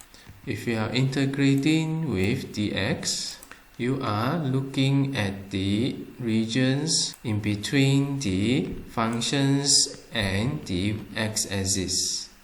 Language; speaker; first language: English; non-native, fluent; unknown